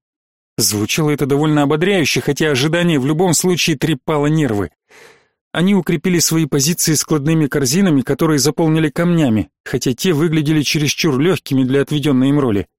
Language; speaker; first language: Russian; native; Russian